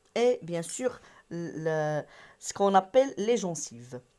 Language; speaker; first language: French; non-native, local second language; Arabic